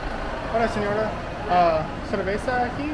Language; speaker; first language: Spanish; non-native, learner; English